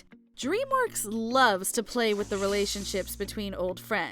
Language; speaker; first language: English; native; English